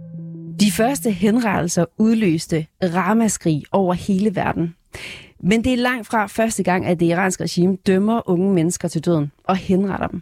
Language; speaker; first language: Danish; native; Danish